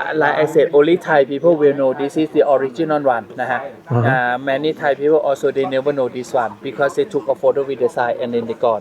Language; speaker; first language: English; non-native, learner; Thai